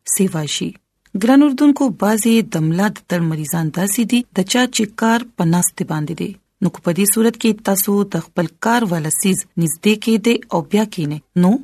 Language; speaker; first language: Pashto; non-native, local second language; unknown